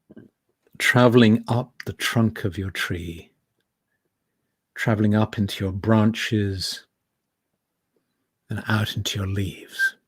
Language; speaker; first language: English; native; English